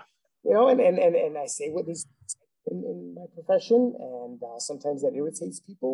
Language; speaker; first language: English; native; English